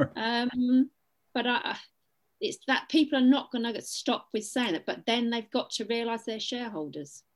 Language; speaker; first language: English; native; English